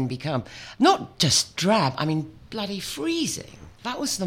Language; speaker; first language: English; native; English